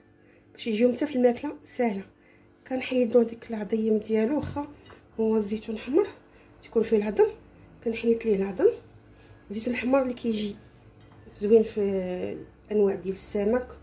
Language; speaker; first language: Arabic; native; Arabic